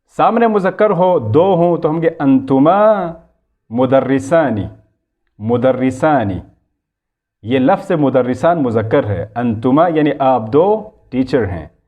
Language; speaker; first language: Urdu; native; Urdu